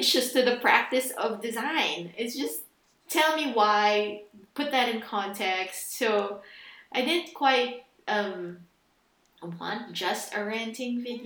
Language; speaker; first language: English; non-native, local second language; Filipino